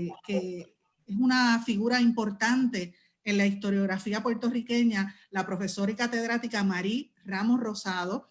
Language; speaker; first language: Spanish; native; Spanish